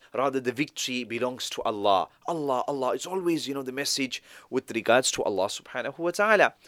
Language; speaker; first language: English; native; English